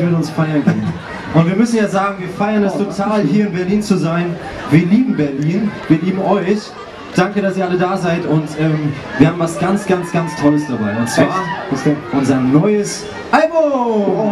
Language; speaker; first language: German; native; German